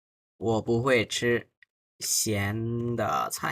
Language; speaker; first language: Chinese; non-native, fluent; Bangla